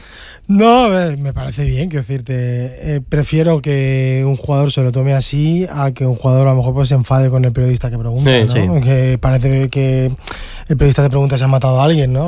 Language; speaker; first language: Spanish; native; Spanish